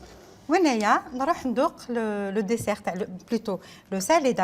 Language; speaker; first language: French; non-native, local second language; Arabic